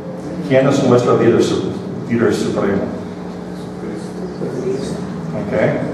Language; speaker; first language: Spanish; non-native, fluent; English